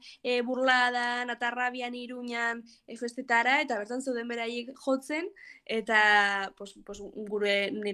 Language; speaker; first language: Basque; non-native, local second language; Spanish